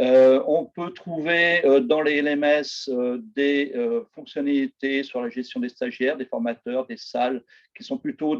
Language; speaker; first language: French; native; French